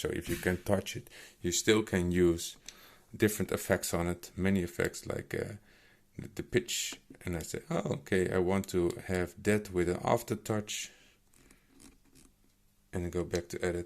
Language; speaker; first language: English; non-native, fluent; Dutch